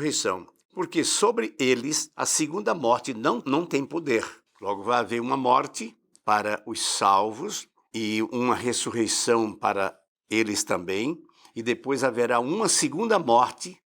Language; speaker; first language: Portuguese; native; Portuguese